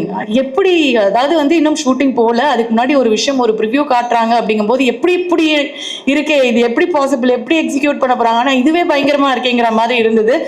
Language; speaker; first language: Tamil; native; Tamil